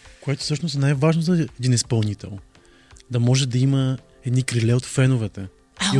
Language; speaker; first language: Bulgarian; native; Bulgarian